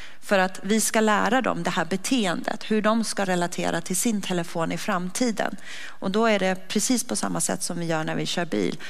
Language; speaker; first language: Swedish; early bilingual, other home language; Persian